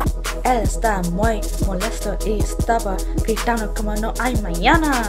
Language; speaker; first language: Spanish; non-native, learner; English